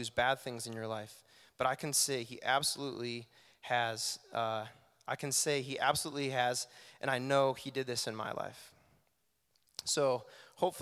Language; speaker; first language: English; native; English